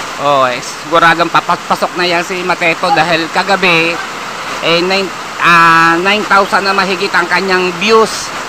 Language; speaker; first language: Filipino; native; Filipino